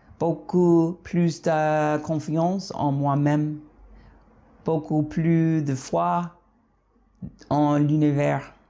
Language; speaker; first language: French; non-native, fluent; English